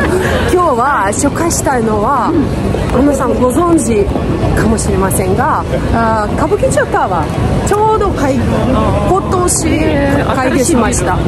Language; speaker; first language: Japanese; non-native, fluent; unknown